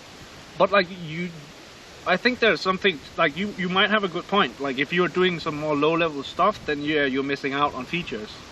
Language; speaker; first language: English; non-native, fluent; Danish